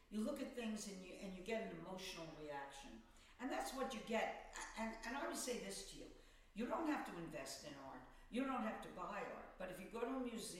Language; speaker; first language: English; native; English